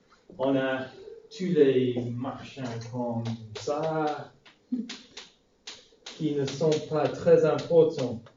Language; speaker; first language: French; non-native, fluent; English